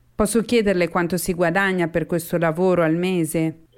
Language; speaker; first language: Italian; native; Italian